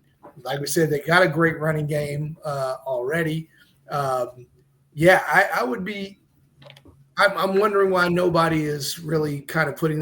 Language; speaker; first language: English; native; English